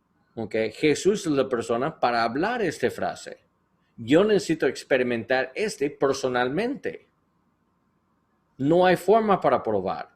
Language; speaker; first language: Spanish; non-native, learner; English